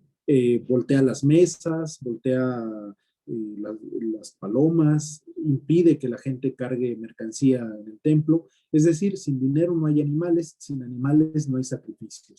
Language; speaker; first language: Spanish; native; Spanish